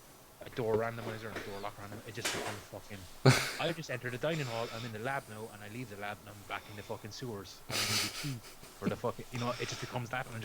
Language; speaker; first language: English; native; English